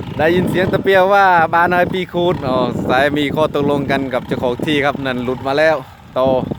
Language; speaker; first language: Thai; native; Thai